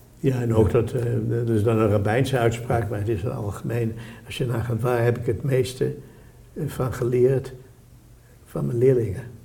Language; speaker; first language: Dutch; native; Dutch